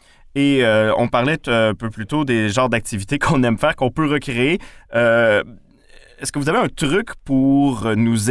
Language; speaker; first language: French; native; French